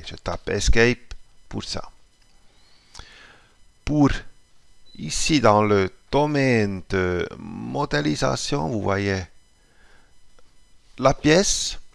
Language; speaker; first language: French; non-native, local second language; German